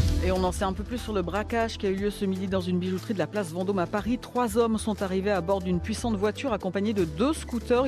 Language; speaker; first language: French; native; French